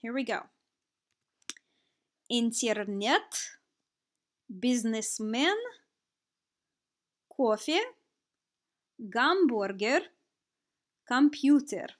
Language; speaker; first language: Russian; non-native, fluent; English